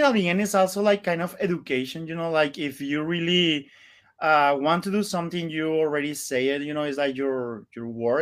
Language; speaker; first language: English; non-native, learner; Spanish